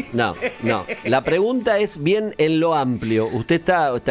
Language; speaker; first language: Spanish; native; Spanish